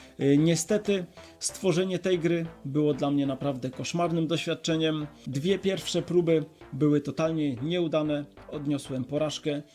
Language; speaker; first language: Polish; native; Polish